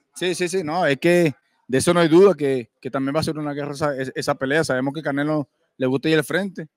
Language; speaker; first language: Spanish; native; Spanish